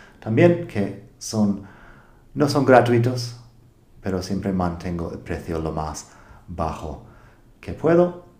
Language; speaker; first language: Spanish; non-native, fluent; English